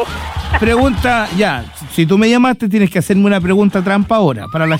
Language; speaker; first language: Spanish; native; Spanish